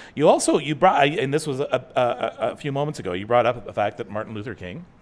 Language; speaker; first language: English; native; English